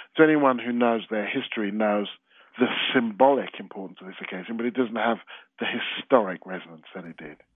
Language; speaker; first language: English; native; English